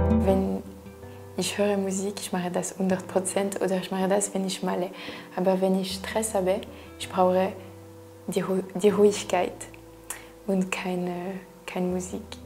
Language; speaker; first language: German; non-native, local second language; French